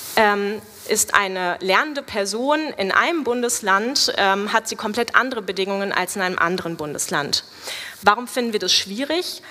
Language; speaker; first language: German; native; German